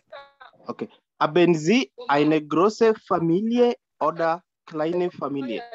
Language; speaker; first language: German; non-native, learner; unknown